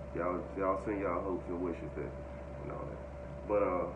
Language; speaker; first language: English; native; English